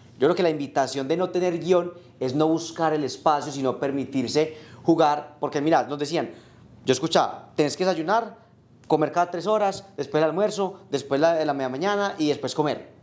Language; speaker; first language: Spanish; native; Spanish